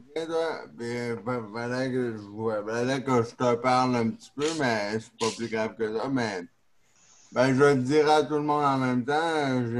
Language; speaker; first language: French; native; French